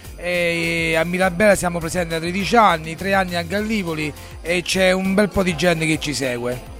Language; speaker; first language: Italian; native; Italian